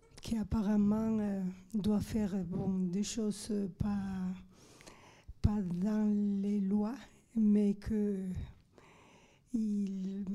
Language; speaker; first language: French; non-native, fluent; Spanish